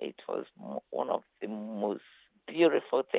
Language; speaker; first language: English; non-native, local second language; Igbo